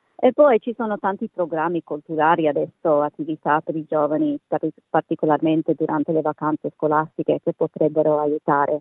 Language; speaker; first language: Italian; early bilingual, heritage; Italian